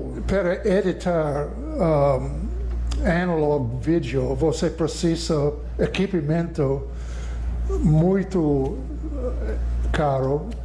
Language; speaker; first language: Portuguese; non-native, learner; English